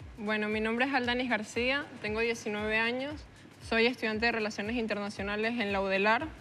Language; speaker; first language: Spanish; native; Spanish